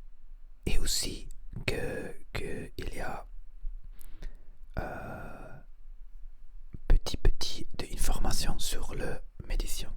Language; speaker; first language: French; non-native, learner; Spanish